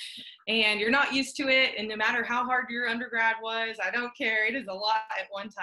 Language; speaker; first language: English; native; English